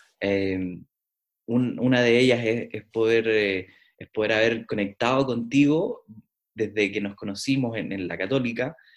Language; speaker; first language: Spanish; native; Spanish